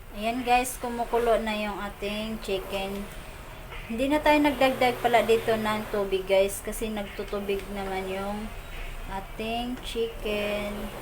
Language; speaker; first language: Filipino; native; Filipino